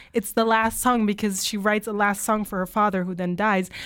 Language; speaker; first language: English; non-native, fluent; German